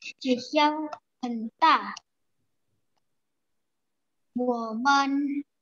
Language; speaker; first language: Chinese; non-native, learner; Indonesian